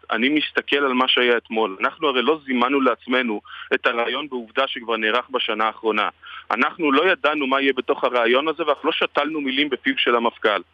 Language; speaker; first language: Hebrew; native; Hebrew